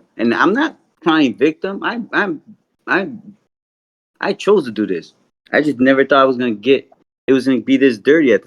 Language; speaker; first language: English; native; English